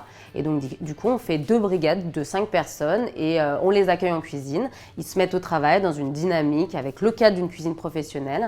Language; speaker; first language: French; native; French